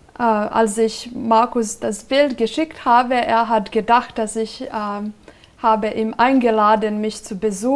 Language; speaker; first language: German; non-native, fluent; Serbian